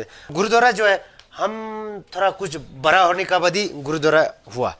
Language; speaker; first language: Hindi; non-native, local second language; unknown